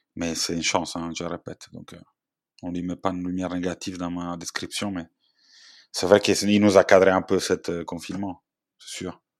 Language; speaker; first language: French; non-native, fluent; Italian